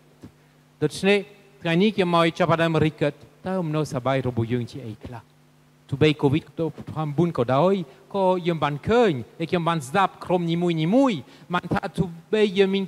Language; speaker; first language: Khmer; non-native, fluent; French